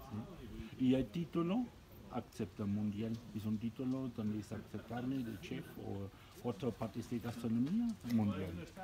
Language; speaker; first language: Spanish; non-native, fluent; German